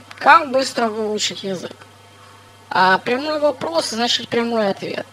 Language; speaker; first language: Russian; non-native, fluent; English